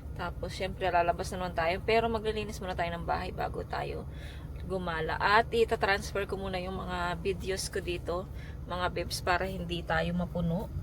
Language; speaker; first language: Filipino; native; Filipino